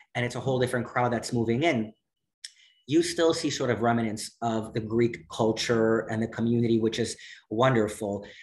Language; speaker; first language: English; native; English